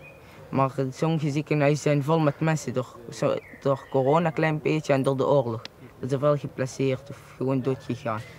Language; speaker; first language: Dutch; early bilingual, other home language; Arabic